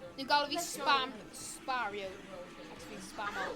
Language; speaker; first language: Welsh; non-native, local second language; English